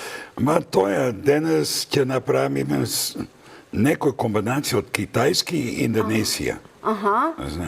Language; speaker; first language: Macedonian; non-native, fluent; Dutch